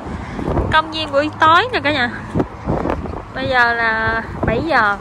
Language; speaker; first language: Vietnamese; native; Vietnamese